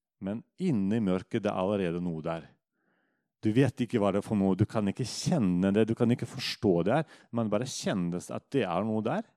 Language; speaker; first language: Norwegian; non-native, fluent; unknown